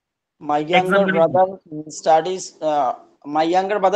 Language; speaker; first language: English; non-native, learner; Bangla